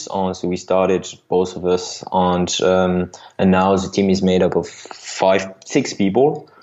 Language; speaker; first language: English; non-native, fluent; French